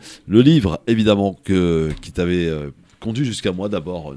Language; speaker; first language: French; native; French